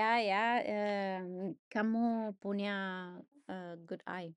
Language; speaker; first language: Indonesian; non-native, learner; English